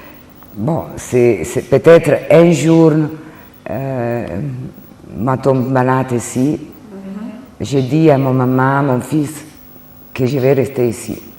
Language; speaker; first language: French; non-native, learner; Italian